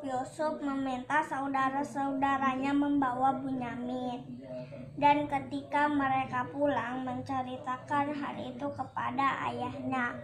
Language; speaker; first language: Indonesian; native; Indonesian